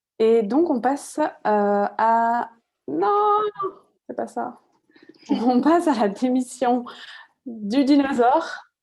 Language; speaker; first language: French; native; French